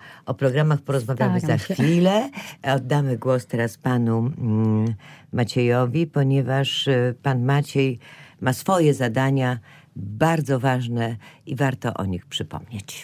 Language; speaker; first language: Polish; native; Polish